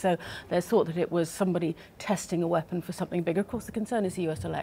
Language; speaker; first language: English; native; English